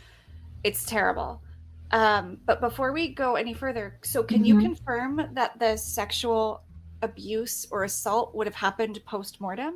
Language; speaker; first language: English; native; English